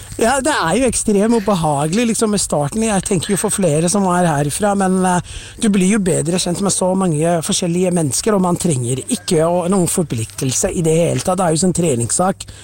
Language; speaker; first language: Norwegian; non-native, fluent; Somali